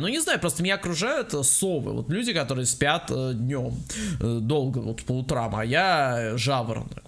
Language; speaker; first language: Russian; native; Russian